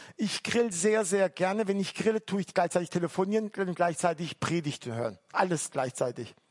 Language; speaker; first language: German; early bilingual, other home language; Turkish